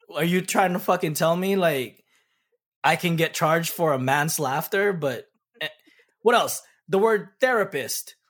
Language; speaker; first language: English; early bilingual, other home language; Pampanga